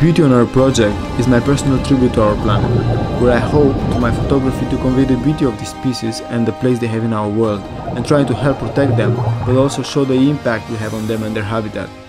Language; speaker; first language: English; non-native, fluent; Italian